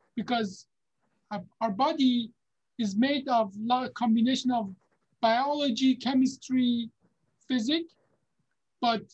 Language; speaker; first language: English; non-native, fluent; Persian